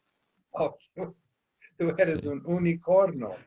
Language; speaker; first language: Spanish; non-native, fluent; English